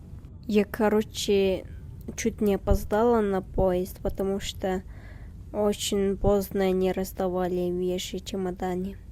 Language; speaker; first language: Russian; non-native, learner; Mongolian